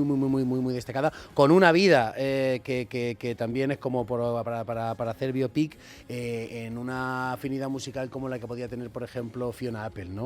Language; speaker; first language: Spanish; native; Spanish